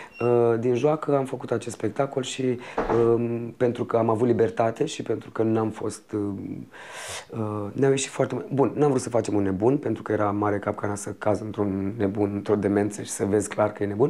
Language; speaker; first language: Romanian; native; Romanian